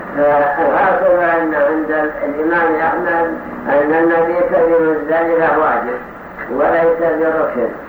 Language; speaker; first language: Arabic; native; Arabic